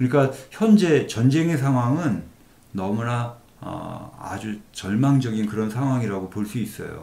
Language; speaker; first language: Korean; native; Korean